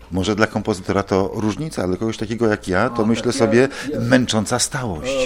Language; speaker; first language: Polish; native; Polish